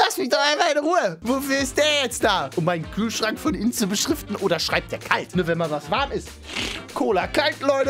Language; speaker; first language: German; native; German